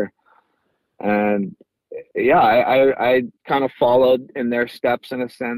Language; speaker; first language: English; native; English